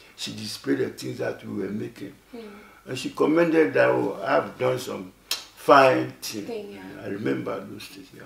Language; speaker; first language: English; non-native, local second language; Ewe